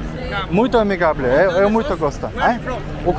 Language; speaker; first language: Portuguese; non-native, learner; Russian